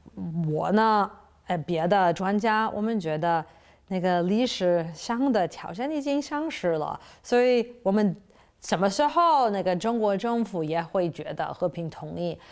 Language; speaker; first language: Chinese; non-native, fluent; English